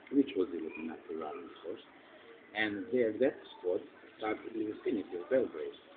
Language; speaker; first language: English; non-native, fluent; Croatian